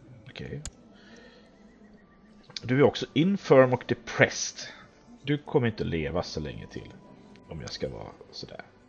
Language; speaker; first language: Swedish; native; Swedish